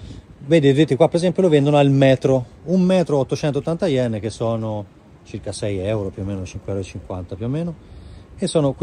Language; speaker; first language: Italian; native; Italian